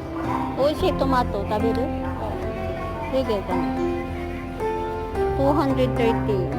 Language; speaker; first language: Japanese; non-native, learner; Filipino